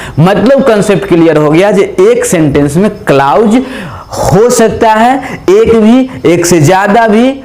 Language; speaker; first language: Hindi; native; Hindi